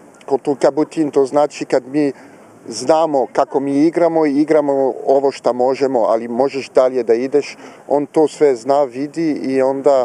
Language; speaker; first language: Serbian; non-native, fluent; French